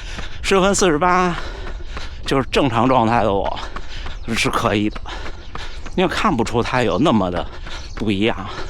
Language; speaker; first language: Chinese; native; Chinese